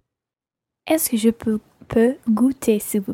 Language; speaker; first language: French; non-native, learner; English